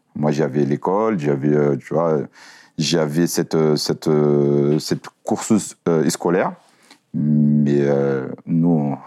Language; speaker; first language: French; non-native, fluent; Portuguese